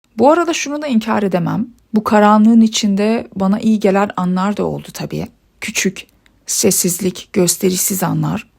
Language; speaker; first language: Turkish; early bilingual, other home language; Persian